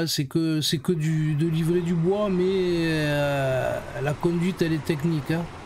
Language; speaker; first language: French; native; French